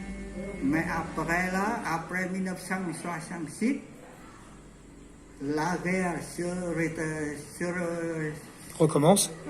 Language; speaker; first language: French; non-native, learner; Vietnamese